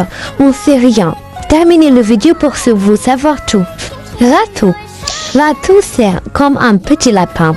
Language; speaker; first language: French; non-native, learner; Arabic